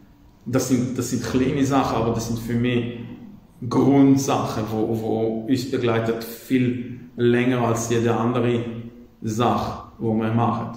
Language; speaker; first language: German; non-native, fluent; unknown